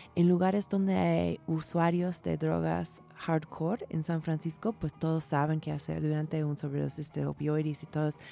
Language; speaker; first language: Spanish; non-native, fluent; English